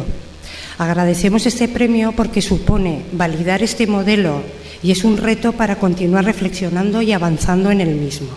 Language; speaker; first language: Spanish; native; Spanish